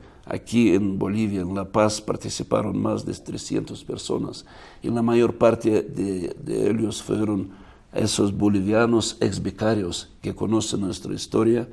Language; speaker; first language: Spanish; non-native, fluent; Russian